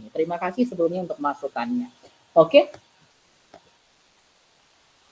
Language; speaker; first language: Indonesian; native; Indonesian